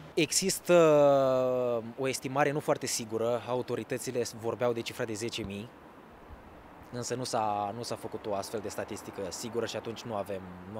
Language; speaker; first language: Romanian; native; Romanian